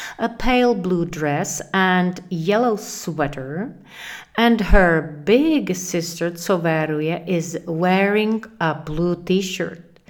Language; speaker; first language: English; non-native, fluent; Czech